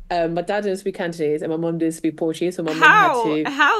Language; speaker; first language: English; non-native, fluent; Portuguese